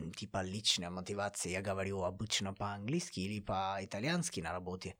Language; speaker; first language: Russian; non-native, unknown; Italian